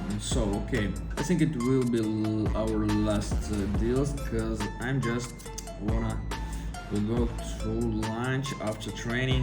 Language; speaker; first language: English; non-native, fluent; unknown